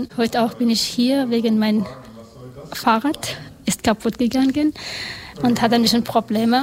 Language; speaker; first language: German; non-native, learner; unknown